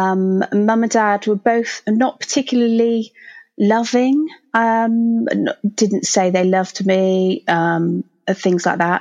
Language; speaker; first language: English; native; English